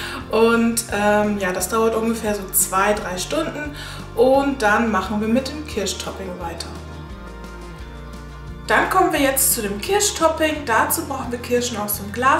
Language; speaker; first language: German; native; German